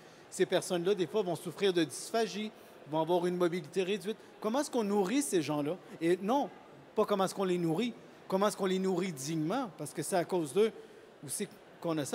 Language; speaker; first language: French; native; French